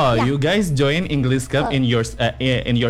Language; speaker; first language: English; non-native, fluent; Indonesian